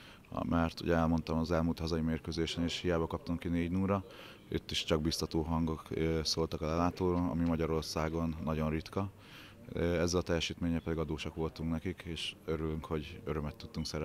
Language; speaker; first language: Hungarian; native; Hungarian